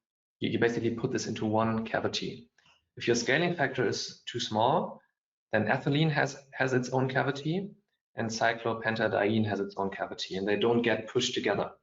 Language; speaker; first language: English; non-native, fluent; German